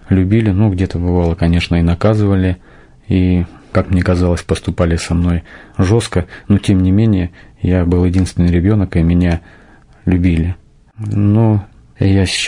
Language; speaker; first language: Russian; native; Russian